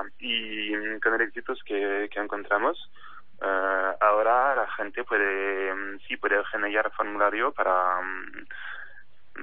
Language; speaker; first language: Spanish; non-native, fluent; French